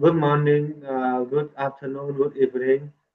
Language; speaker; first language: English; non-native, learner; Vietnamese